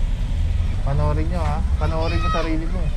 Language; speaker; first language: Filipino; native; Filipino